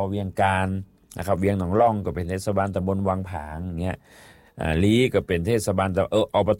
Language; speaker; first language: Thai; non-native, local second language; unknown